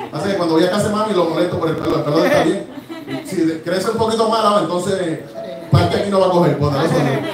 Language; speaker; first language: Spanish; early bilingual, heritage; Spanish